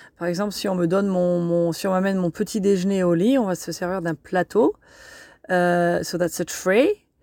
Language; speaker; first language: French; native; French